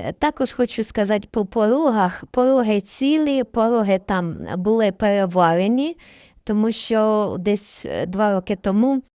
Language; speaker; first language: Ukrainian; native; Ukrainian